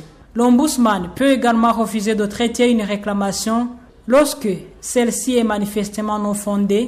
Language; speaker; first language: French; non-native, local second language; Rundi